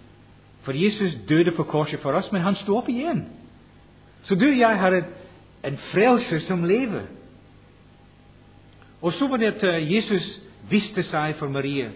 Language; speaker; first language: Norwegian; non-native, fluent; English